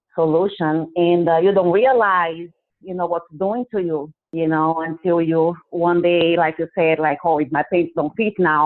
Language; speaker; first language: English; non-native, fluent; Portuguese